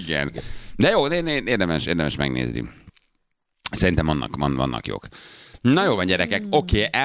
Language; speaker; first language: Hungarian; native; Hungarian